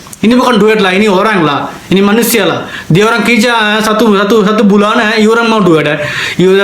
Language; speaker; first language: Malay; non-native, learner; Bangla